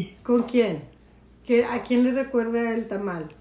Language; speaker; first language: Spanish; early bilingual, heritage; Spanish